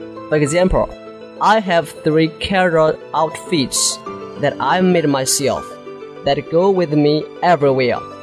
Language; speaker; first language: English; non-native, fluent; Chinese